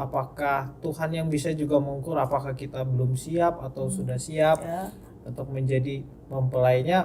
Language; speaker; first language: Indonesian; native; Indonesian